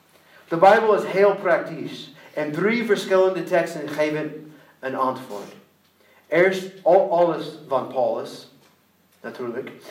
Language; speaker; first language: Dutch; non-native, learner; English